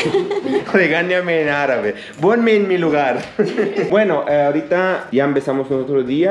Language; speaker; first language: Spanish; non-native, fluent; Arabic